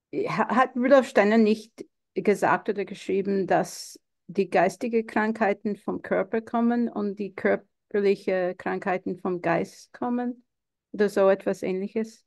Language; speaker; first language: German; non-native, fluent; English